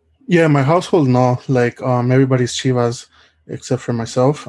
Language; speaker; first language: English; early bilingual, other home language; Spanish